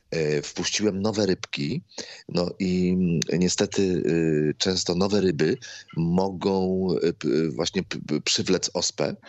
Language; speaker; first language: Polish; native; Polish